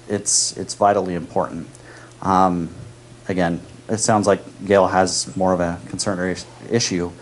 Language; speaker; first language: English; native; English